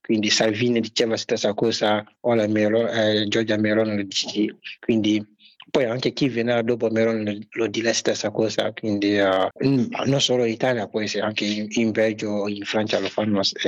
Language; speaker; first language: Italian; non-native, learner; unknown